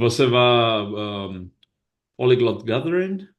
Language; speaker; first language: Portuguese; non-native, fluent; Basque